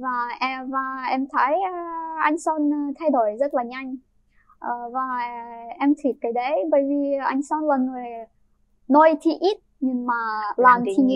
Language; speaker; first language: Vietnamese; non-native, fluent; Ukrainian